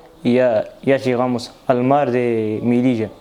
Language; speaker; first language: Spanish; non-native, learner; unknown